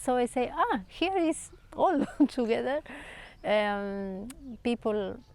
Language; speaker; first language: English; non-native, learner; Spanish